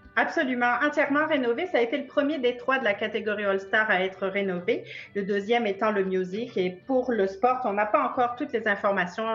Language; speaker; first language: French; native; French